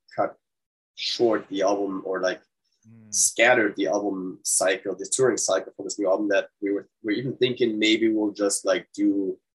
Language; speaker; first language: English; non-native, fluent; German